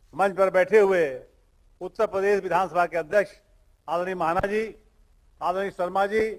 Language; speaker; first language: Hindi; native; Hindi